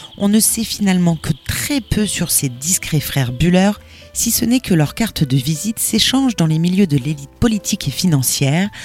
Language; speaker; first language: French; native; French